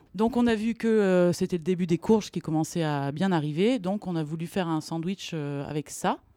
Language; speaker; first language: French; native; French